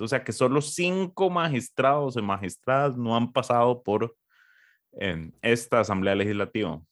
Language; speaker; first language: Spanish; native; Spanish